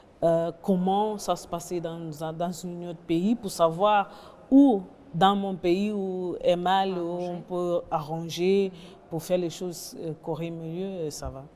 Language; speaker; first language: French; non-native, learner; Portuguese